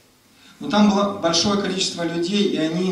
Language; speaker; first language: Russian; native; Russian